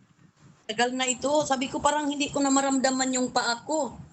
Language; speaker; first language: Filipino; non-native, local second language; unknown